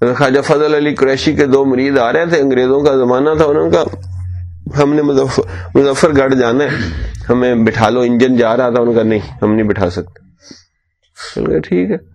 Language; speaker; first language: Urdu; native; Urdu